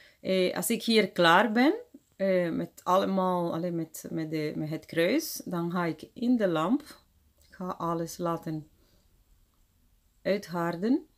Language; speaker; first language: Dutch; non-native, fluent; Spanish